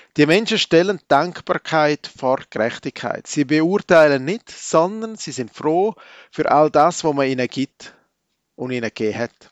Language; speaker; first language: German; native; German